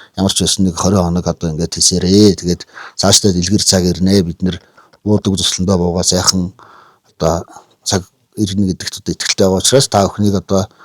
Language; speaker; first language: Mongolian; native; Mongolian